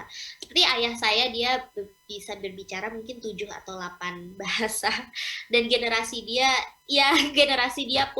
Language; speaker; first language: Indonesian; non-native, local second language; English